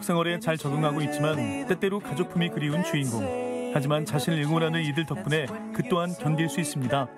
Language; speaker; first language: Korean; native; Korean